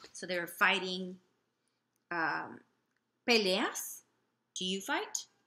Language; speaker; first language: English; native; English